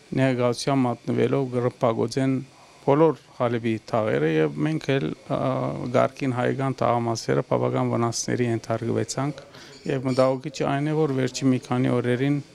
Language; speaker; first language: Armenian; native; Armenian